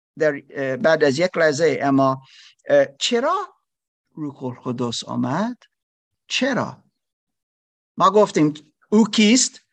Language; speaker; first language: Persian; non-native, learner; German